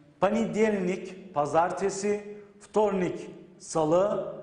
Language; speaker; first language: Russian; non-native, learner; Turkish